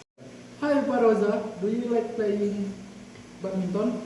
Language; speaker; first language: English; non-native, learner; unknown